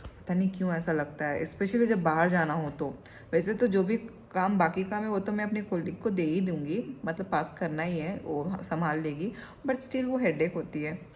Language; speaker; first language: Hindi; non-native, local second language; Kannada